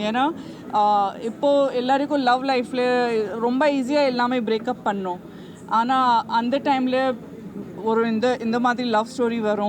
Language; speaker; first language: Tamil; non-native, fluent; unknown